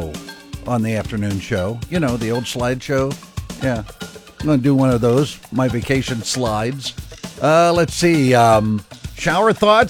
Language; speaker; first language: English; native; English